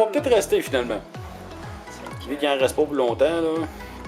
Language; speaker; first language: French; native; French